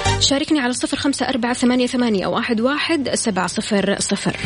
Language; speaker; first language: Arabic; native; Arabic